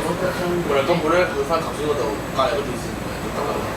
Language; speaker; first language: Chinese; native; Chinese